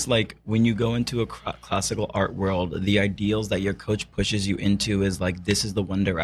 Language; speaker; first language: English; native; English